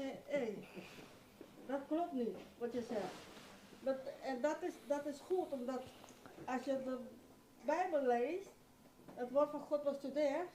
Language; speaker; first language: Dutch; non-native, fluent; Spanish